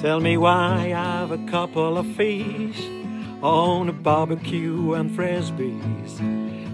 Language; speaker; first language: English; non-native, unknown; French